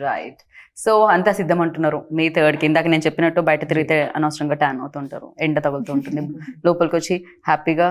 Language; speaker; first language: Telugu; native; Telugu